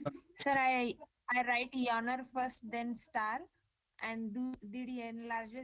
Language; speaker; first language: English; non-native, learner; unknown